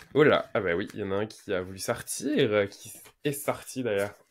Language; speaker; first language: French; native; French